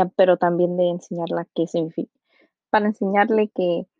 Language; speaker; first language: Spanish; early bilingual, heritage; Spanish